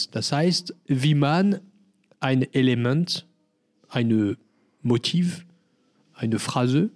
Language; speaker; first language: German; non-native, learner; French